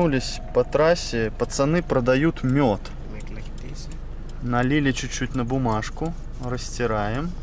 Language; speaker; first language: Russian; native; Russian